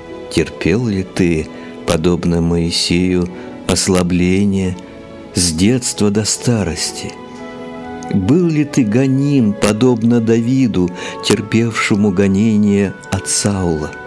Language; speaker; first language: Russian; native; Russian